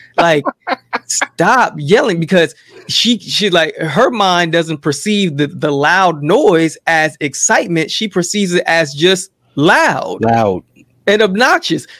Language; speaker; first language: English; native; English